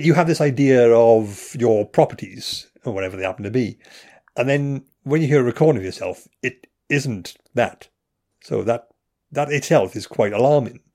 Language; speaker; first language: English; native; English